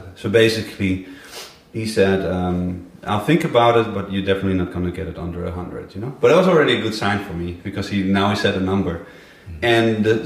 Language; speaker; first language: English; non-native, fluent; Dutch